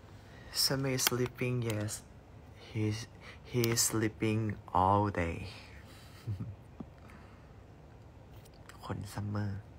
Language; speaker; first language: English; non-native, learner; Thai